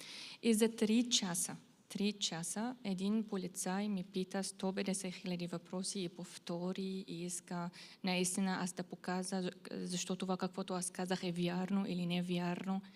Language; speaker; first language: Bulgarian; non-native, fluent; Arabic